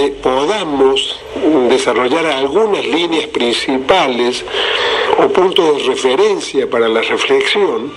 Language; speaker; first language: Spanish; native; Spanish